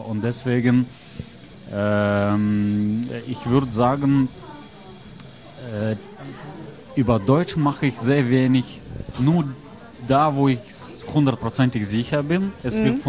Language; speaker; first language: German; non-native, fluent; Russian